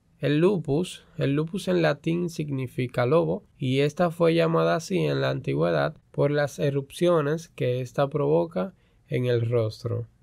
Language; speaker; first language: Spanish; native; Spanish